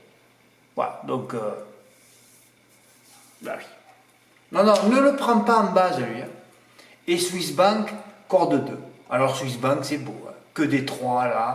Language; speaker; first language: French; native; French